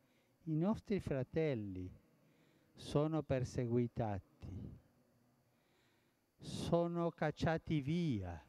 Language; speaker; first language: Italian; non-native, fluent; Spanish